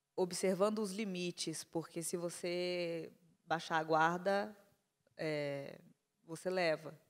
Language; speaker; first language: Portuguese; native; Portuguese